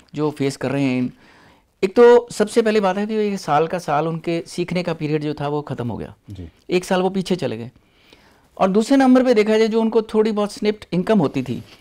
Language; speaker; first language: Hindi; non-native, local second language; Punjabi